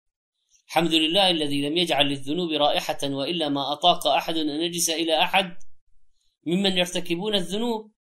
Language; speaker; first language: Arabic; native; Arabic